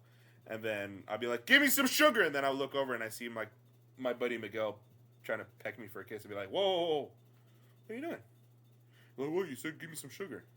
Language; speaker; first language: English; native; English